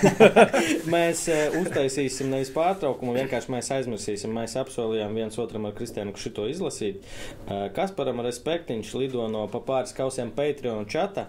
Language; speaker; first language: Latvian; native; Latvian